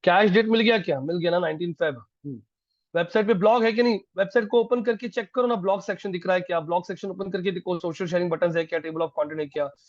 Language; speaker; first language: Hindi; non-native, local second language; Marathi